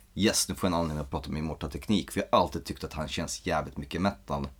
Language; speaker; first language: Swedish; native; Swedish